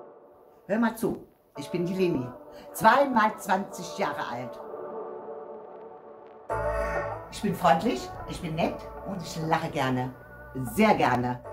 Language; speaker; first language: German; non-native, fluent; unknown